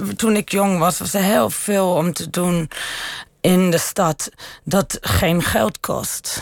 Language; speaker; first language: Dutch; early bilingual, heritage; Dutch